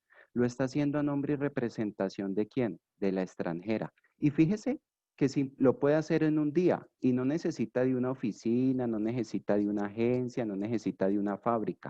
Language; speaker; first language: Spanish; native; Spanish